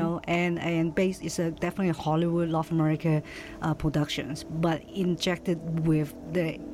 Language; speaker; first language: English; native; English